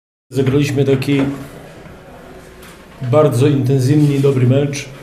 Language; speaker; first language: Polish; non-native, fluent; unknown